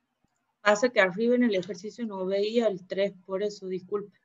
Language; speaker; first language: Spanish; native; Spanish